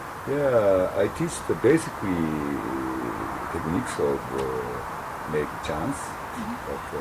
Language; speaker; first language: English; non-native, learner; Japanese